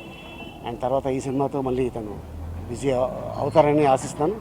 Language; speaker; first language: Telugu; native; Telugu